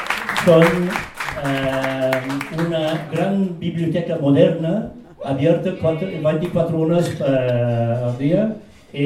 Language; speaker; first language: Spanish; non-native, fluent; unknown